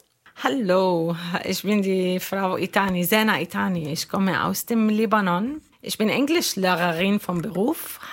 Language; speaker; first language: German; non-native, learner; Arabic